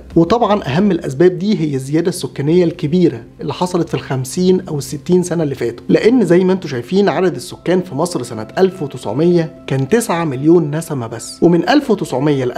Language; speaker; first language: Arabic; native; Arabic